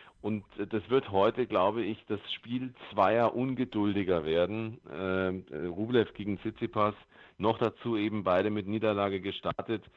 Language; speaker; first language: German; native; German